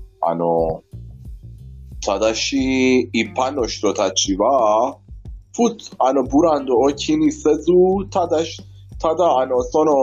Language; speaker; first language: Japanese; non-native, learner; Persian